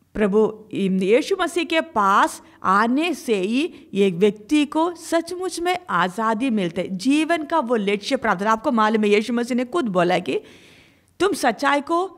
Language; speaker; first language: Hindi; non-native, local second language; Malayalam